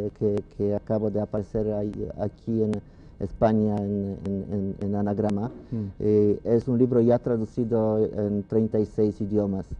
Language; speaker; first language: Spanish; non-native, fluent; Polish